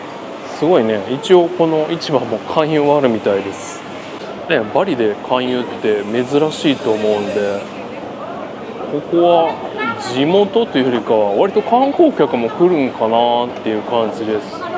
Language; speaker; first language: Japanese; native; Japanese